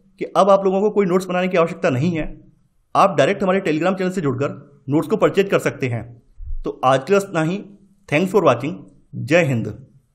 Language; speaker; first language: Hindi; native; Hindi